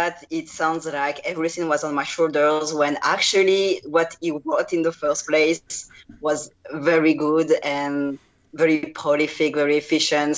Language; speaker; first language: English; non-native, fluent; French